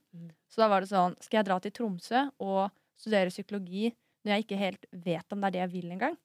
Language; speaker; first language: Norwegian; native; Norwegian